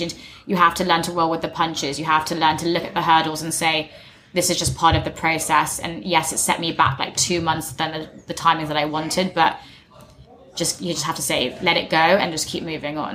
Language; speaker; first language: English; native; English